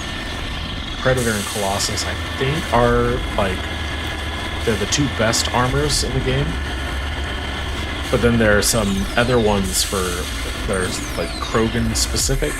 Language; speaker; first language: English; native; English